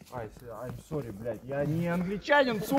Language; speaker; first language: Russian; native; Russian